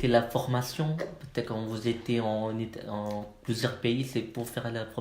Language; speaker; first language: French; non-native, learner; Malay